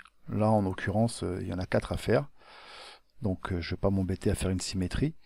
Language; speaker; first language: French; native; French